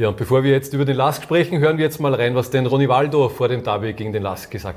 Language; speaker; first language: German; native; German